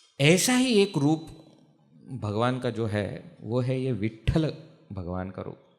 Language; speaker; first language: Hindi; non-native, local second language; Marathi